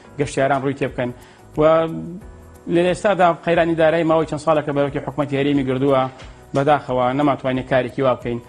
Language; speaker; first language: Central Kurdish; native; Central Kurdish